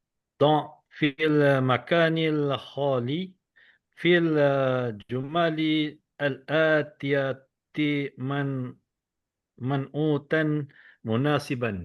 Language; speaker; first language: Arabic; non-native, learner; Malay